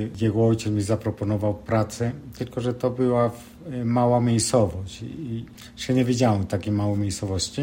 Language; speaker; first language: Polish; non-native, fluent; Spanish